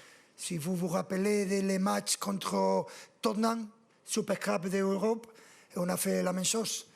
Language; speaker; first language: French; non-native, fluent; Spanish